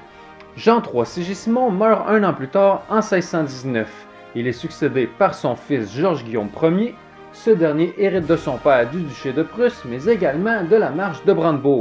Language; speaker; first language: French; native; French